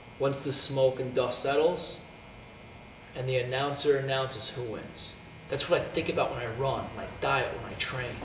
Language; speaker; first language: English; native; English